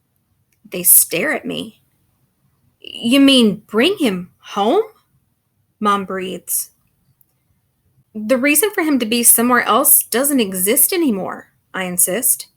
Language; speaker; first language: English; native; English